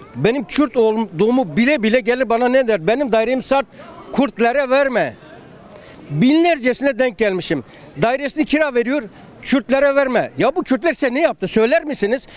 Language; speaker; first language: Turkish; non-native, local second language; Kurdish